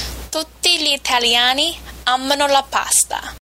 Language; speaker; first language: Italian; non-native, fluent; English